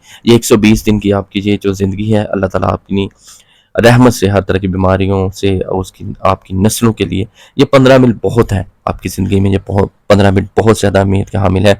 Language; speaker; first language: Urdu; non-native, local second language; Punjabi